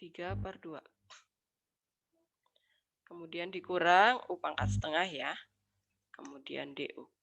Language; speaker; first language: Indonesian; native; Indonesian